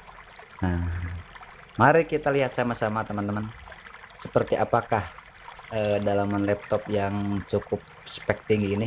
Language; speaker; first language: Indonesian; non-native, local second language; Sundanese